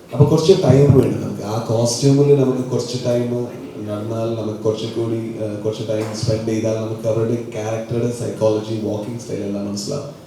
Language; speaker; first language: Malayalam; non-native, local second language; Kannada